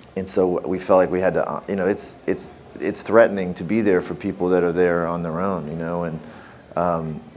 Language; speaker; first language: English; native; English